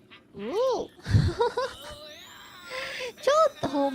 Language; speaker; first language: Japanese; non-native, fluent; Chinese